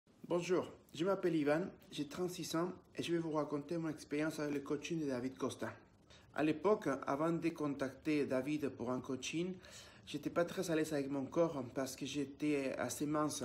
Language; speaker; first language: French; non-native, fluent; Spanish